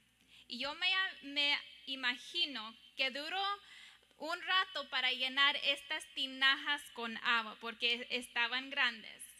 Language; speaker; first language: Spanish; early bilingual, heritage; English